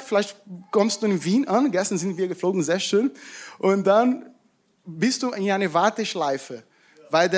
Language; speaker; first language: German; non-native, fluent; Portuguese